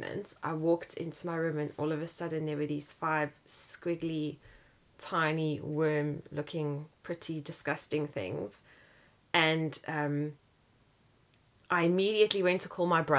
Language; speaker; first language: English; native; English